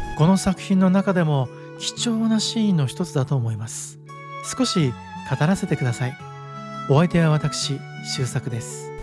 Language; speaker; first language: Japanese; native; Japanese